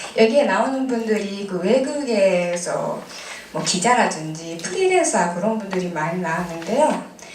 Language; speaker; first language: Korean; non-native, fluent; Japanese